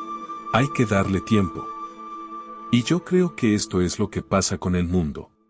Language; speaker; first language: Spanish; native; Spanish